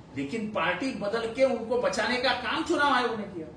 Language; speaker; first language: Hindi; non-native, local second language; Marathi